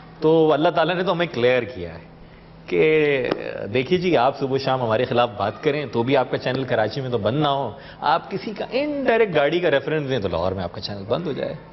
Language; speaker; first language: Urdu; native; Urdu